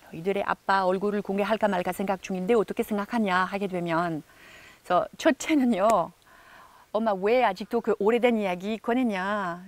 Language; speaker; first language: Korean; non-native, fluent; French